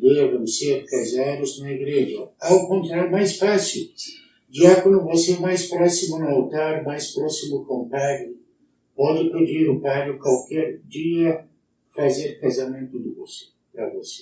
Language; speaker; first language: Portuguese; non-native, learner; Arabic